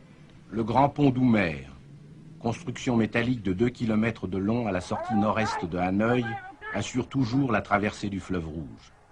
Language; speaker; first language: French; native; French